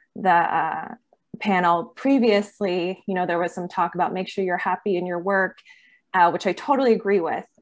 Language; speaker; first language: English; native; English